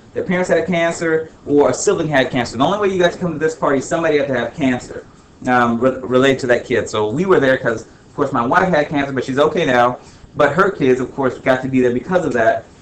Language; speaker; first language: English; early bilingual, other home language; Spanish